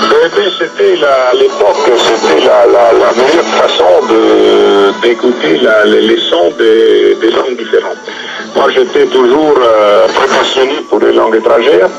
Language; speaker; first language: French; non-native, fluent; Italian